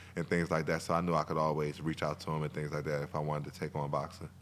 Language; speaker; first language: English; native; English